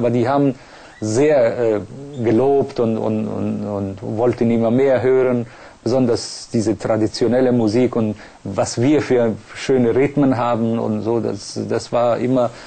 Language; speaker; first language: German; non-native, fluent; Persian